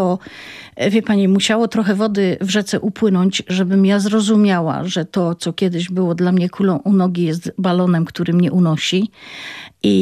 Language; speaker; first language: Polish; non-native, local second language; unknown